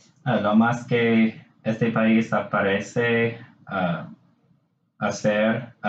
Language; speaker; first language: Spanish; non-native, learner; English